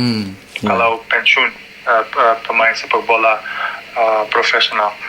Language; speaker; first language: Indonesian; non-native, learner; Dutch